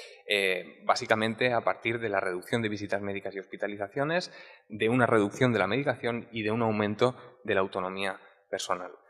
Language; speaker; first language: Spanish; native; Spanish